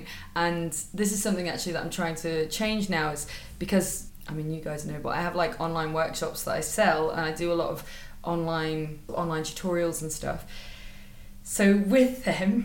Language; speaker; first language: English; native; English